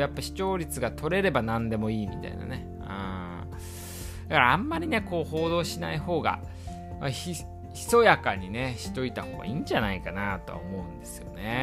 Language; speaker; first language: Japanese; native; Japanese